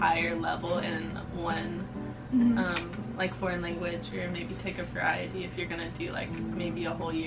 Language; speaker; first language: English; native; English